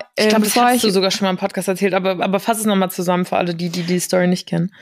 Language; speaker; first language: German; native; German